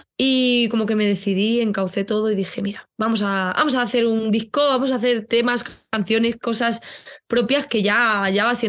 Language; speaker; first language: Spanish; native; Spanish